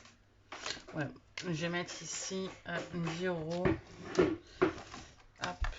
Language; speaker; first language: French; native; French